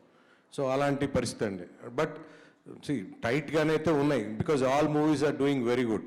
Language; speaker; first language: Telugu; native; Telugu